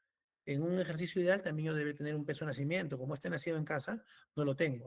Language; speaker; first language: Spanish; native; Spanish